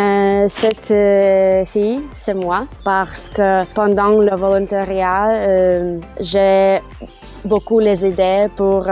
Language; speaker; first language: French; non-native, learner; Russian